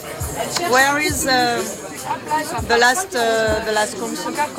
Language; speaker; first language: English; non-native, learner; French